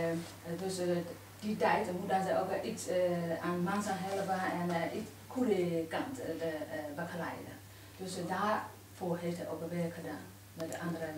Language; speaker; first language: Dutch; non-native, learner; Burmese